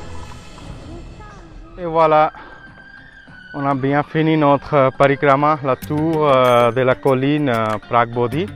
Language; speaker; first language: French; non-native, fluent; Hindi